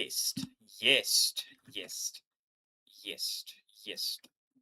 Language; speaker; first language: Russian; non-native, learner; English